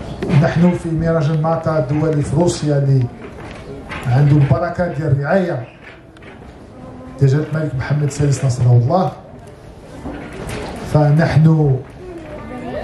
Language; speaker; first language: Arabic; native; Arabic